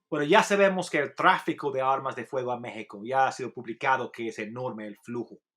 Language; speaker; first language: Spanish; non-native, fluent; English